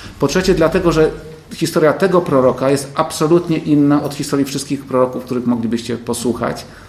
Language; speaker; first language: Polish; native; Polish